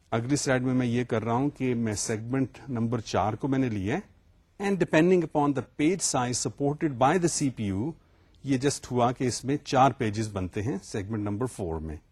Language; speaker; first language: Urdu; native; Urdu